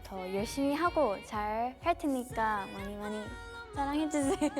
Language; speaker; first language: Korean; non-native, fluent; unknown